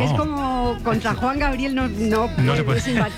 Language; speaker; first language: Spanish; native; Spanish